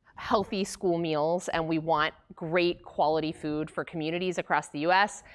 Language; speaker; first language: English; native; English